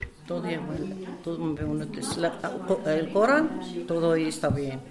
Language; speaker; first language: Spanish; non-native, learner; Berber languages